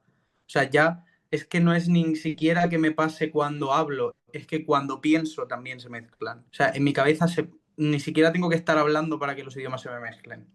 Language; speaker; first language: Spanish; native; Spanish